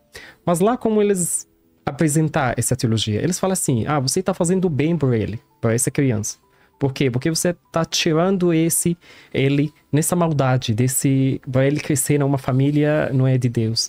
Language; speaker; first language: Portuguese; non-native, learner; Arabic